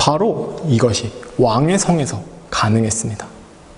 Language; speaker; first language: Korean; native; Korean